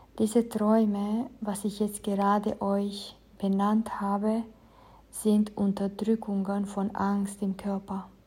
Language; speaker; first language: German; non-native, fluent; Romanian